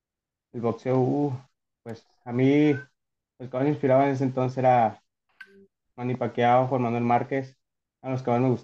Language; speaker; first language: Spanish; native; Spanish